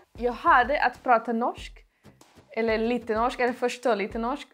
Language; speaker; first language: Swedish; non-native, learner; Portuguese